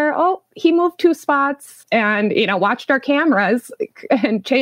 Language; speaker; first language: English; native; English